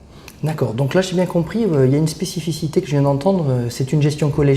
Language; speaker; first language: French; native; French